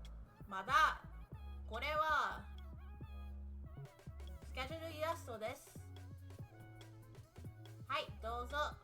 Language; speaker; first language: Japanese; non-native, learner; English